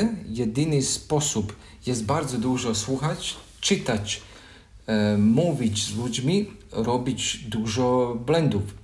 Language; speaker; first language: Polish; non-native, learner; Croatian